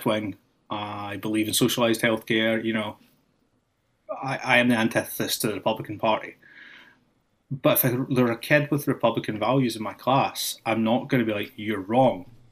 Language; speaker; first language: English; native; English